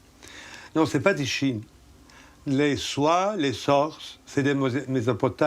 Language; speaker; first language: French; non-native, learner; Turkish